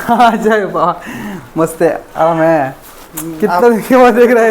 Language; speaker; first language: Hindi; non-native, local second language; Kannada